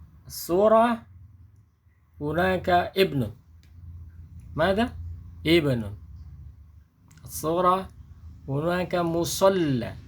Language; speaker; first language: Arabic; non-native, fluent; Indonesian